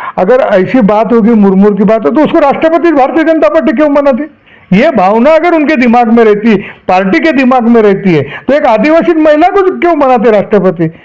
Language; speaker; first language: Hindi; non-native, local second language; Marathi